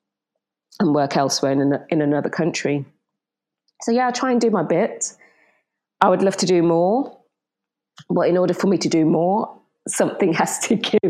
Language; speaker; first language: English; native; English